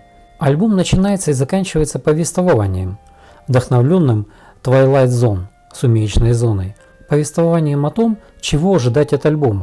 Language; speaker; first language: Russian; native; Russian